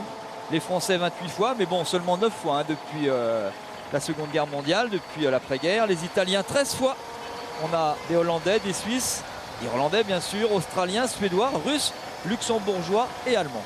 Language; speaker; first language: French; native; French